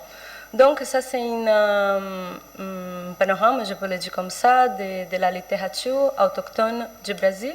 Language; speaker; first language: French; non-native, fluent; Portuguese